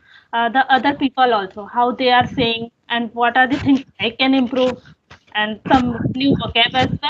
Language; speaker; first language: English; non-native, local second language; Hindi